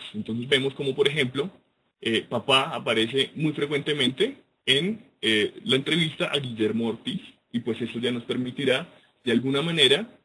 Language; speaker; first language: Spanish; native; Spanish